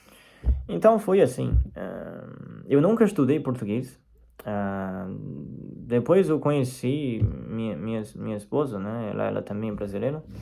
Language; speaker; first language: Portuguese; non-native, fluent; Chinese